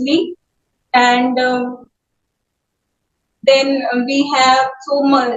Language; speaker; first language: English; non-native, learner; Hindi